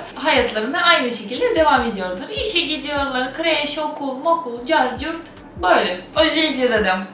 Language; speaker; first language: Turkish; non-native, fluent; Ukrainian